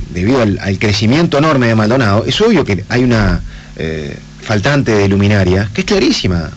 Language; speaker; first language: Spanish; native; Spanish